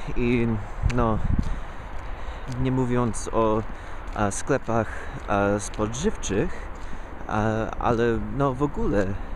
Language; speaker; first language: Polish; non-native, fluent; English